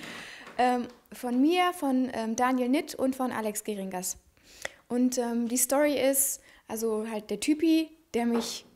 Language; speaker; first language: German; native; German